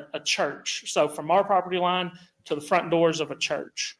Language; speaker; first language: English; native; English